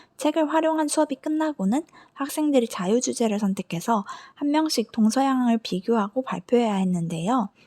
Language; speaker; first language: Korean; native; Korean